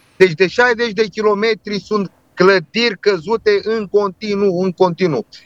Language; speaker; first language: Romanian; non-native, local second language; Turkish